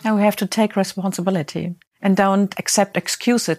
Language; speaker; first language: English; non-native, fluent; German